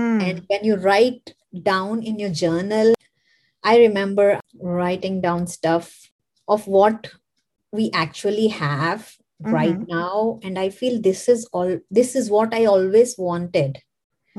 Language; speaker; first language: English; non-native, local second language; Kannada